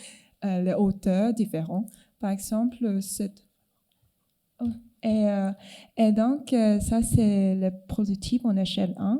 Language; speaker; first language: French; non-native, fluent; Cantonese